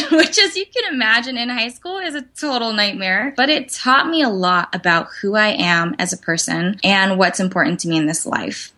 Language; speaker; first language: English; native; English